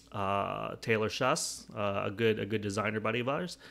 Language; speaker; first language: English; native; English